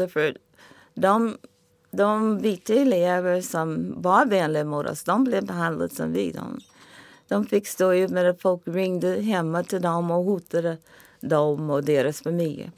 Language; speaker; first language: Swedish; non-native, fluent; English